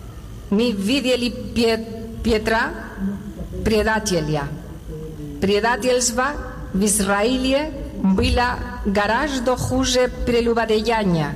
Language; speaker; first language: Russian; non-native, learner; Spanish